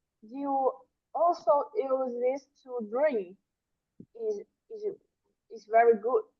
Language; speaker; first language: English; non-native, learner; Vietnamese